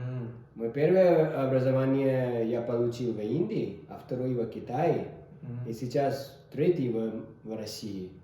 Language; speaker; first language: Russian; non-native, learner; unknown